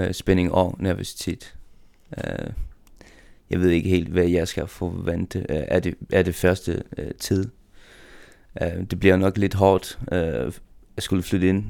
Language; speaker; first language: Danish; non-native, local second language; Faroese